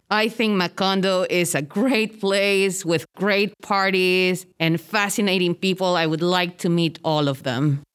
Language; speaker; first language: English; non-native, fluent; Spanish